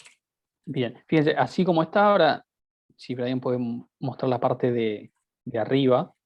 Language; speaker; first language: Spanish; native; Spanish